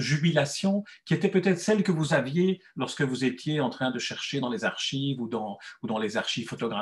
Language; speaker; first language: French; native; French